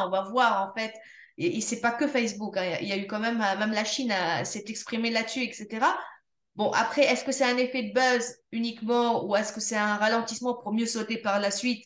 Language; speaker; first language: French; non-native, local second language; Arabic